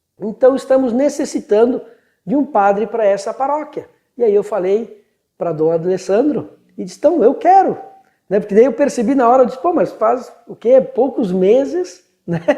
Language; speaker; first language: Portuguese; native; Portuguese